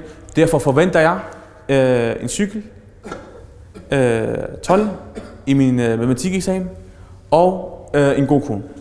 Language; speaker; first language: Danish; early bilingual, other home language; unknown